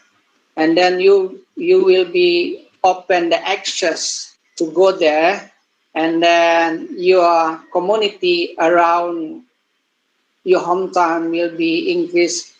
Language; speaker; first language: English; non-native, learner; Indonesian